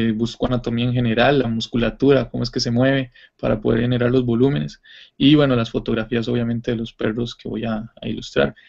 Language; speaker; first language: Spanish; native; Spanish